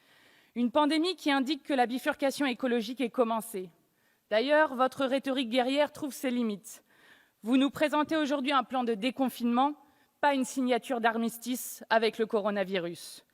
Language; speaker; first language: French; native; French